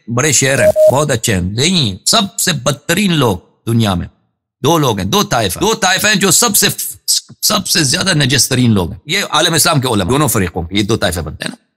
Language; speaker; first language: Urdu; non-native, fluent; Persian